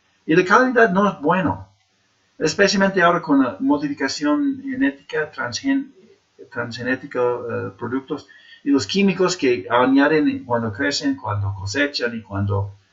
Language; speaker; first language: Spanish; non-native, fluent; English